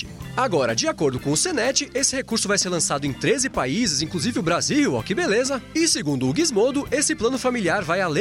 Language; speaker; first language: Portuguese; native; Portuguese